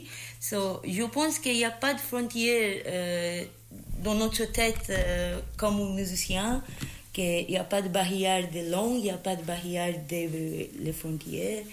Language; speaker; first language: French; non-native, learner; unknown